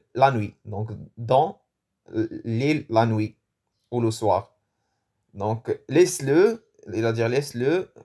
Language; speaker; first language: French; non-native, local second language; Arabic